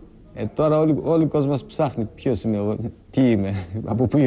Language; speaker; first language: Greek; non-native, learner; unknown